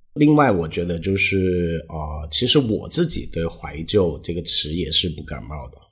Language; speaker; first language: Chinese; non-native, local second language; Cantonese